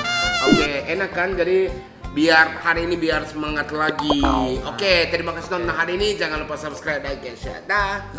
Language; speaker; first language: Indonesian; non-native, fluent; Japanese